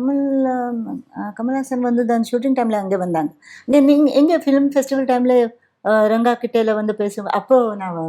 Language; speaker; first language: Tamil; non-native, fluent; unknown